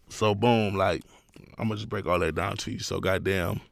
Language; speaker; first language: English; native; English